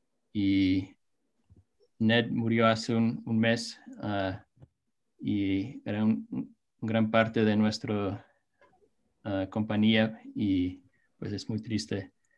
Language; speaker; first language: Spanish; non-native, fluent; English